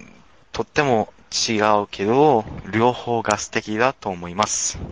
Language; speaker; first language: Japanese; non-native, learner; English